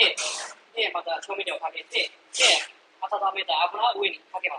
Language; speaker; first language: Japanese; non-native, fluent; Chinese